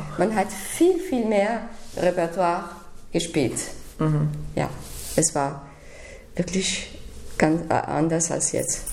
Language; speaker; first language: German; non-native, fluent; French